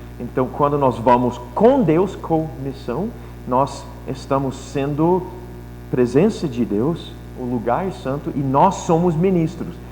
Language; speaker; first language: Portuguese; non-native, fluent; English